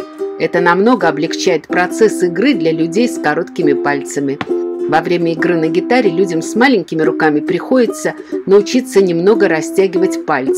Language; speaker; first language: Russian; native; Russian